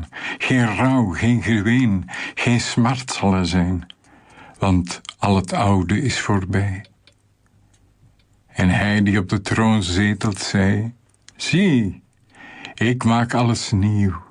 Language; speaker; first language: Dutch; native; Dutch